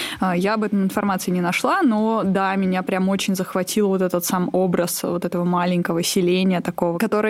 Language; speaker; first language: Russian; native; Russian